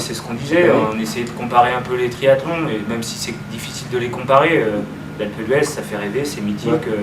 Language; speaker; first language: French; native; French